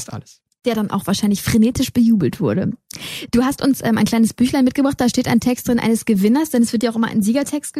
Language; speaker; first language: German; native; German